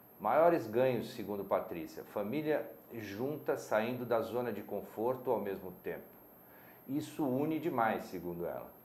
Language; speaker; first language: Portuguese; native; Portuguese